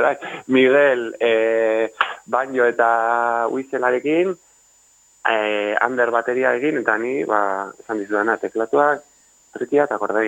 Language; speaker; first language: Basque; native; Basque